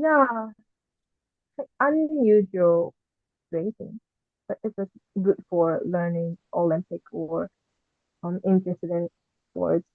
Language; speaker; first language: English; non-native, learner; Japanese